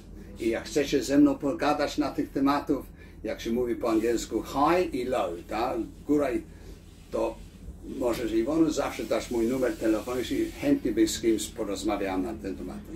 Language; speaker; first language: Polish; early bilingual, heritage; Polish